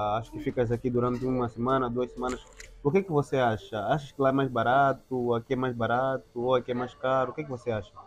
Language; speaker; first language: Portuguese; native; Portuguese